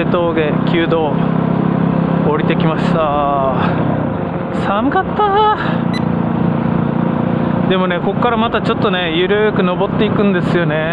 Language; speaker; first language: Japanese; native; Japanese